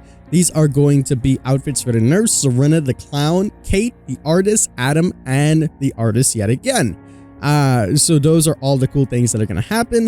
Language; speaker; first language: English; native; English